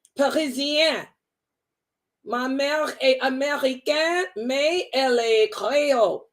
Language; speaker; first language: French; non-native, learner; English